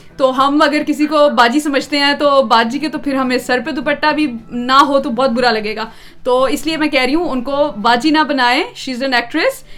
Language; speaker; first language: Urdu; native; Urdu